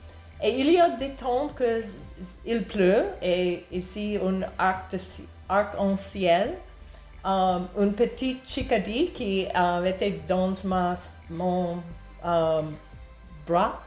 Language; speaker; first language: French; non-native, learner; English